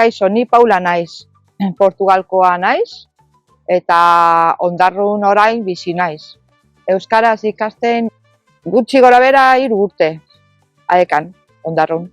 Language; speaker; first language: Basque; non-native, learner; Portuguese